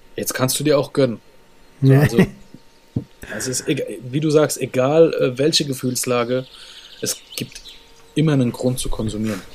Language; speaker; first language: German; native; German